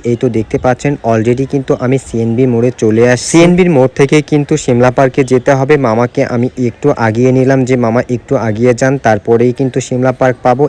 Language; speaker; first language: Bangla; native; Bangla